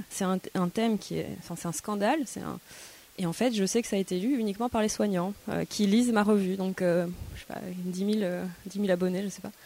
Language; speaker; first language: French; native; French